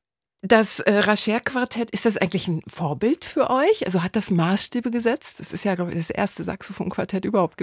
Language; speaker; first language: German; native; German